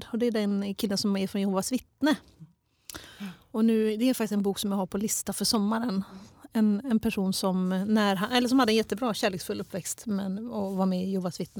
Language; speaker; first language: Swedish; native; Swedish